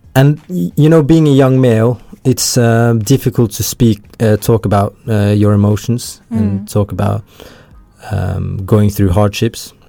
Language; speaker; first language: English; early bilingual, heritage; Tamil